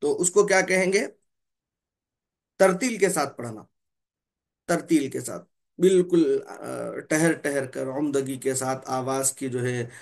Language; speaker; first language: Urdu; native; Urdu